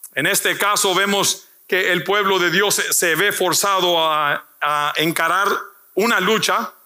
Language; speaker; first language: Spanish; early bilingual, heritage; Spanish